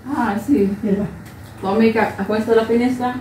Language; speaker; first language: Italian; non-native, learner; Cebuano